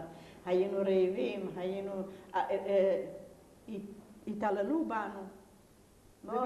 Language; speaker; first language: Hebrew; non-native, fluent; Yiddish